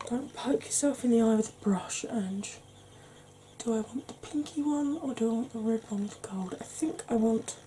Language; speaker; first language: English; native; English